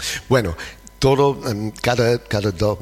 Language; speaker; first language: Spanish; non-native, fluent; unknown